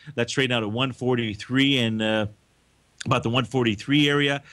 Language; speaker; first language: English; native; English